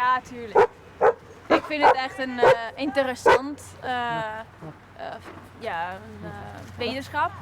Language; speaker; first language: Dutch; non-native, fluent; Italian